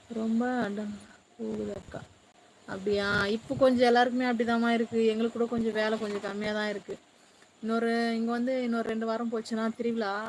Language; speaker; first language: Tamil; native; Tamil